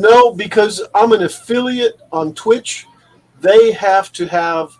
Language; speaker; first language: English; native; English